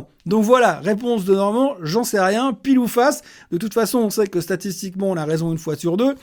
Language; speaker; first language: French; native; French